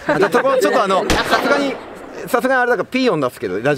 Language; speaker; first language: Japanese; native; Japanese